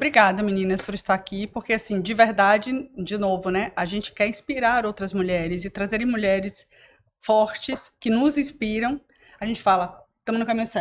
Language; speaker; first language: Portuguese; native; Portuguese